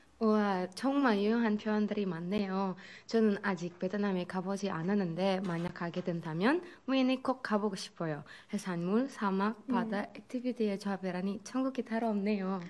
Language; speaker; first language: Korean; non-native, fluent; Indonesian